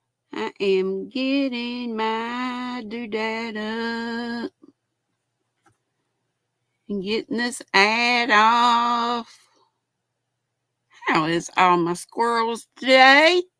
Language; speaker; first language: English; native; English